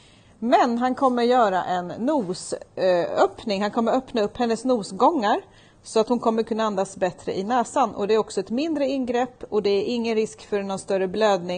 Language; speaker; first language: Swedish; native; Swedish